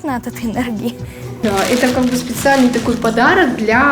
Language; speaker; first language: Russian; native; Russian